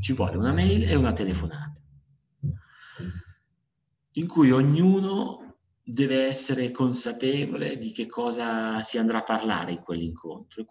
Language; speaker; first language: Italian; native; Italian